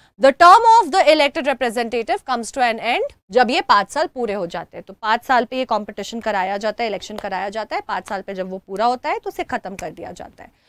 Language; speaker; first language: Hindi; native; Hindi